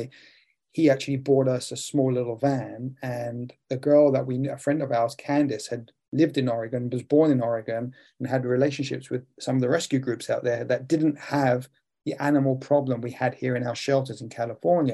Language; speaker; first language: English; native; English